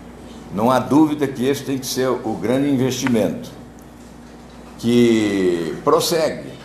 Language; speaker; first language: Portuguese; native; Portuguese